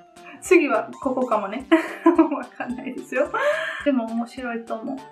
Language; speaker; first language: Japanese; non-native, learner; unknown